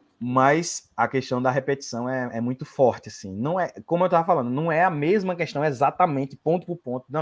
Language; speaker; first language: Portuguese; native; Portuguese